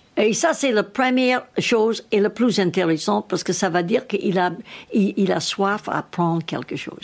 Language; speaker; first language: French; non-native, fluent; English